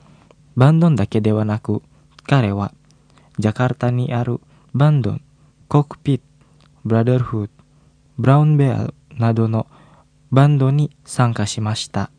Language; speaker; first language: Japanese; non-native, fluent; Indonesian